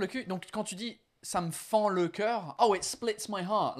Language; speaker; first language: French; non-native, fluent; English